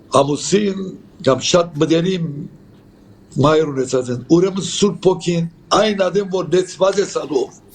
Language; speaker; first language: Armenian; native; Armenian